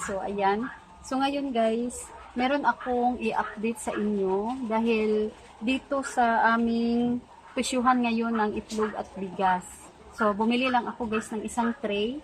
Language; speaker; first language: Filipino; non-native, local second language; Cebuano